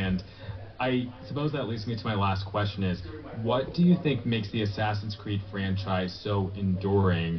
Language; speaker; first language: English; native; English